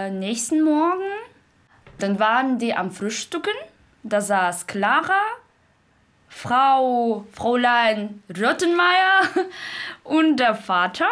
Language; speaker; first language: German; non-native, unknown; Uzbek